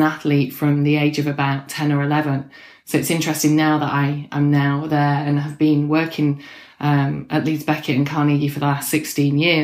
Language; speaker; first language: English; native; English